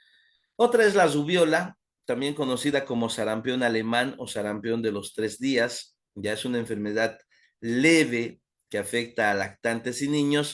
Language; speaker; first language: Spanish; native; Spanish